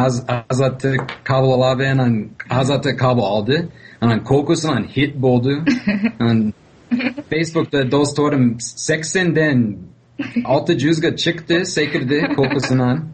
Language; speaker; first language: Kyrgyz; non-native, fluent; English